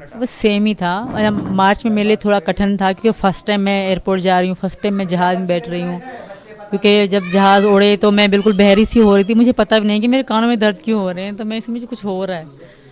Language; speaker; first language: Urdu; non-native, local second language; Sindhi